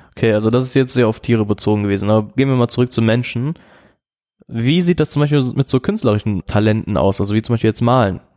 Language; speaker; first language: German; native; German